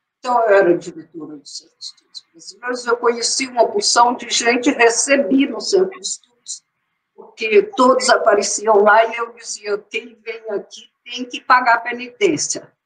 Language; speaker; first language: Portuguese; native; Portuguese